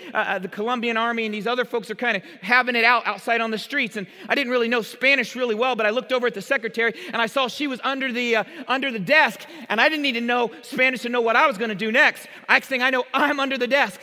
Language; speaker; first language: English; native; English